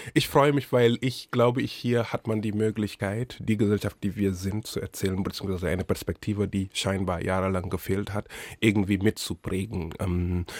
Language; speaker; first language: German; non-native, fluent; Wolof